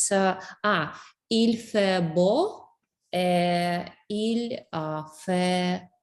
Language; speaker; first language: French; non-native, learner; English